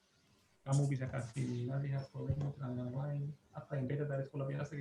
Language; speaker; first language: Indonesian; non-native, fluent; Swiss German